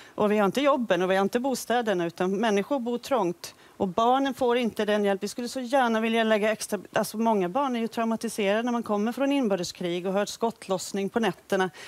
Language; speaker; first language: Swedish; native; Swedish